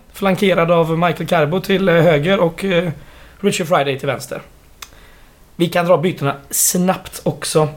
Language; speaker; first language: Swedish; native; Swedish